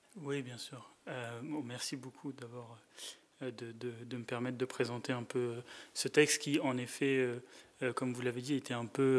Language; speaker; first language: French; native; French